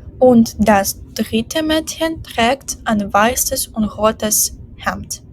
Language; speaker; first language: German; non-native, fluent; Ukrainian